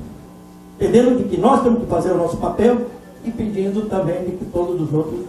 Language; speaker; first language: Portuguese; native; Portuguese